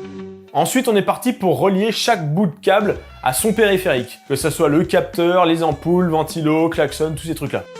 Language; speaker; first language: French; native; French